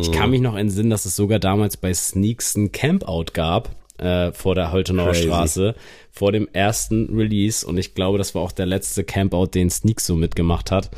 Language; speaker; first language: German; native; German